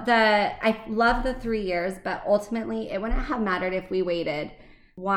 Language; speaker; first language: English; native; English